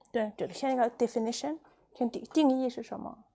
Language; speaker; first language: Chinese; non-native, fluent; English